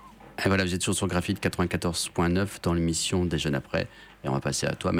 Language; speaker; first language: French; native; French